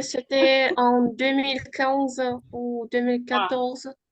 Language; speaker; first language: French; non-native, fluent; Uzbek